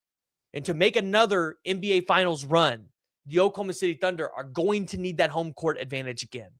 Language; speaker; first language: English; native; English